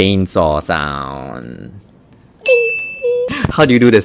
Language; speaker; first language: English; native; English